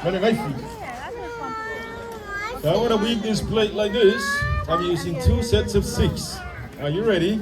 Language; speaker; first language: English; non-native, local second language; Samoan